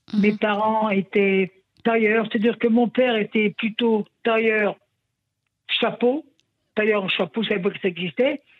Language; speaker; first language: French; non-native, local second language; Yiddish